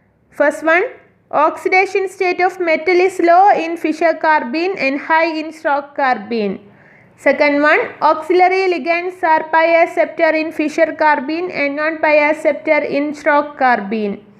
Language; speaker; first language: English; non-native, local second language; Malayalam